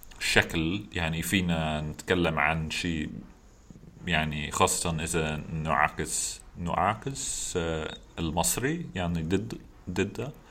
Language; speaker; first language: Arabic; non-native, fluent; English